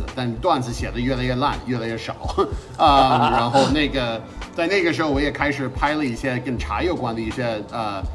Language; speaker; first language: Chinese; non-native, fluent; English